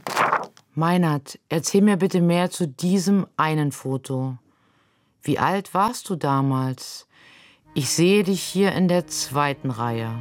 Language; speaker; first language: German; native; German